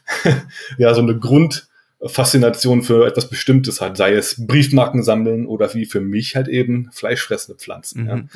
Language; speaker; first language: German; native; German